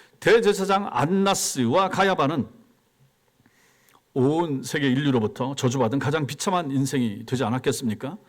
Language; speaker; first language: Korean; native; Korean